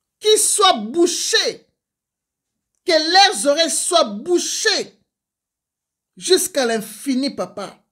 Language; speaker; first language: French; non-native, local second language; Lingala